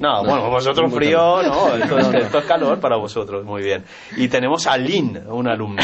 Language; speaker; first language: Spanish; native; Spanish